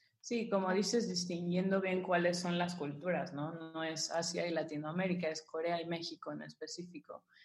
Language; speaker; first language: Spanish; native; Spanish